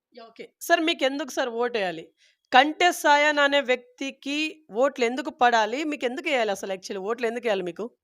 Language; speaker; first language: Telugu; native; Telugu